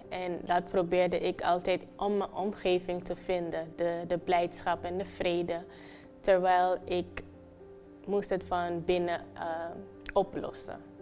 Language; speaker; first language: Dutch; non-native, local second language; Papiamento